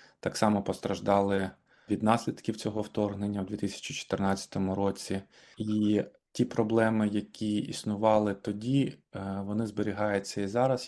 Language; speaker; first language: Ukrainian; native; Ukrainian